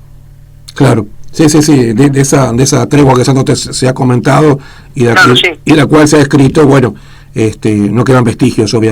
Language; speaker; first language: Spanish; native; Spanish